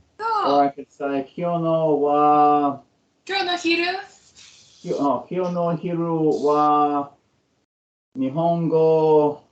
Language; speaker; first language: Japanese; non-native, learner; English